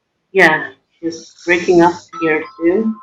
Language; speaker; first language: English; non-native, fluent; Indonesian